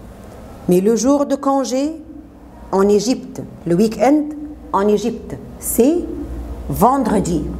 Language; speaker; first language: French; non-native, fluent; Arabic